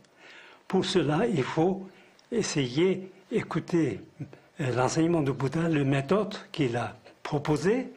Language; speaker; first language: French; non-native, fluent; Tibetan